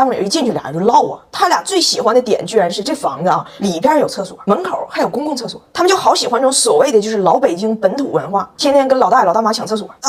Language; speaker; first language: Chinese; native; Chinese